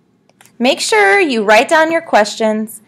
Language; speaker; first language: English; native; English